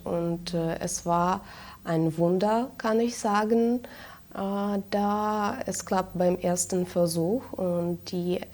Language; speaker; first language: German; non-native, fluent; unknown